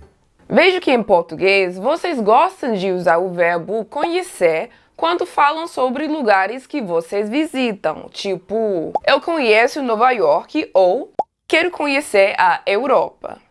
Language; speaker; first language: Portuguese; non-native, fluent; English